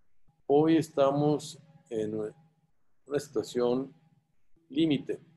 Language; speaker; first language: Spanish; native; Spanish